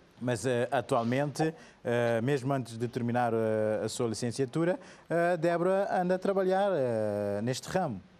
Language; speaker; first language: Portuguese; non-native, local second language; Kabuverdianu